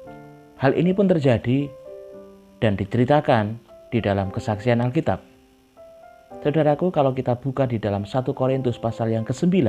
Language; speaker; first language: Indonesian; native; Indonesian